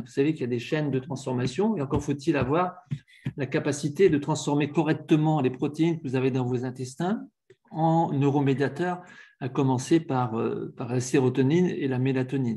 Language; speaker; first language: French; native; French